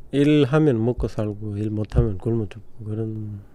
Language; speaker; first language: Korean; non-native, fluent; Bangla